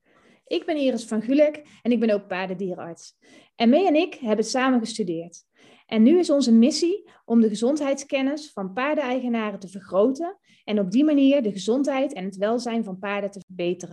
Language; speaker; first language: Dutch; native; Dutch